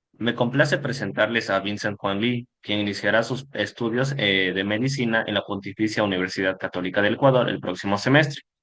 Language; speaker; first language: Spanish; early bilingual, other home language; Cantonese